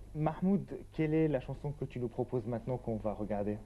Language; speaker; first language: French; native; French